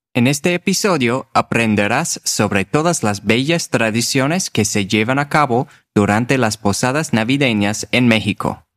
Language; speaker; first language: Spanish; non-native, fluent; English